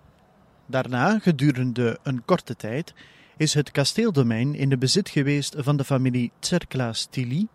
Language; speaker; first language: Dutch; native; Dutch